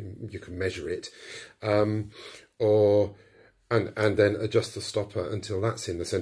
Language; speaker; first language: English; native; English